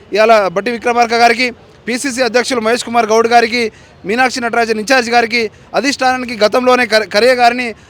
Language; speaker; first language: Telugu; non-native, local second language; Lambadi